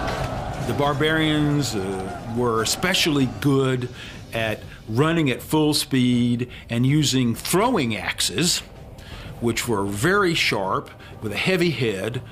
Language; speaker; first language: English; native; English